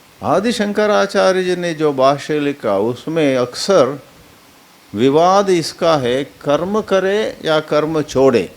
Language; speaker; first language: Hindi; non-native, local second language; Kannada